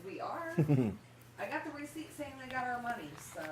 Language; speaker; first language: English; native; English